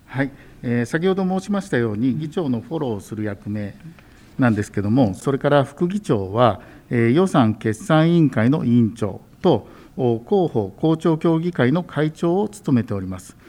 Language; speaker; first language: Japanese; native; Japanese